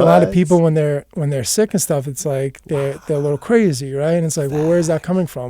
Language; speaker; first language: English; native; English